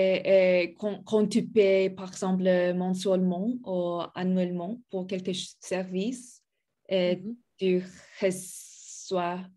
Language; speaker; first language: French; non-native, learner; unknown